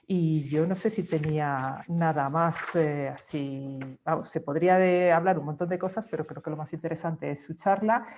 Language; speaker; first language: Spanish; native; Spanish